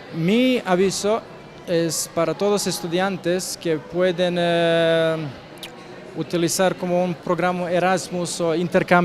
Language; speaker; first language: Spanish; non-native, learner; Croatian